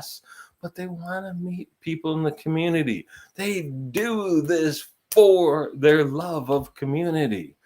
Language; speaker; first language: English; native; English